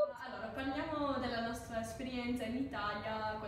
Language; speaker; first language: Italian; non-native, learner; English